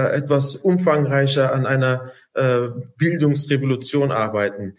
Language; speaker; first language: German; native; German